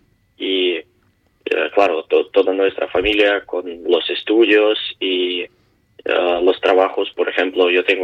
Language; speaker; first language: Spanish; non-native, learner; Ukrainian